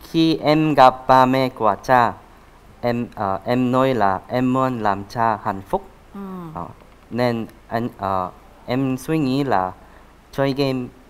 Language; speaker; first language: Vietnamese; non-native, learner; Korean